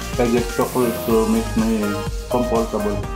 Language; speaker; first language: English; non-native, local second language; Filipino